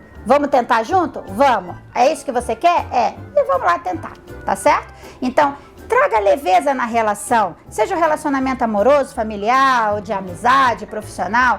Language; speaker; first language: Portuguese; native; Portuguese